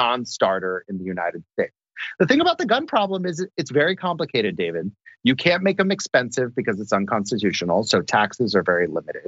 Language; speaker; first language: English; native; English